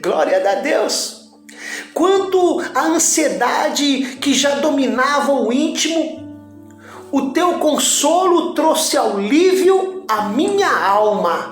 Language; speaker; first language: Portuguese; native; Portuguese